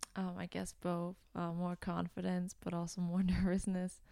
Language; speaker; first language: English; non-native, fluent; German